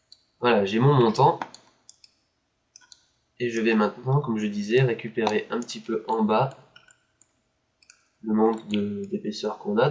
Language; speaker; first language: French; native; French